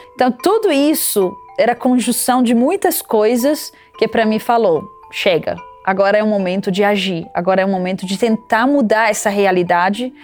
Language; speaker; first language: Portuguese; non-native, fluent; Arabic